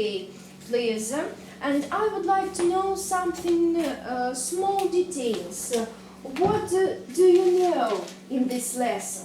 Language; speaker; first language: English; non-native, fluent; Russian